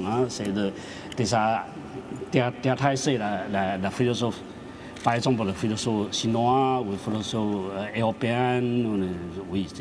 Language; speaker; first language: French; non-native, learner; Chinese